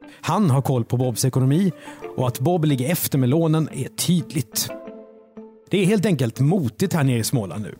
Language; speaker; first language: Swedish; native; Swedish